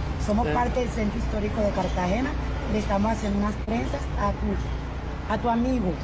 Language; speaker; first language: Spanish; native; Spanish